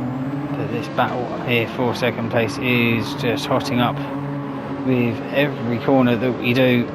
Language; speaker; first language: English; native; English